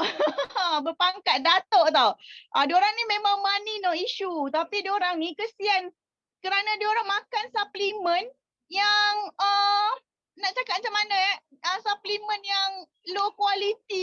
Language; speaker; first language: Malay; native; Malay